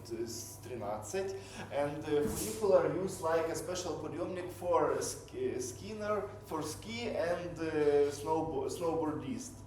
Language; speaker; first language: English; non-native, learner; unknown